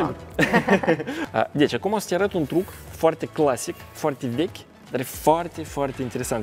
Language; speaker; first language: Romanian; non-native, local second language; Russian